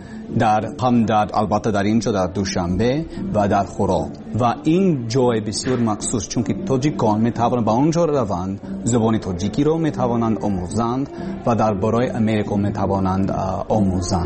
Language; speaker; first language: Persian; non-native, learner; English